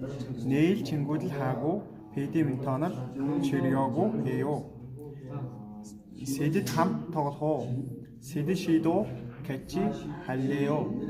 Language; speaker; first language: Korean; non-native, learner; Mongolian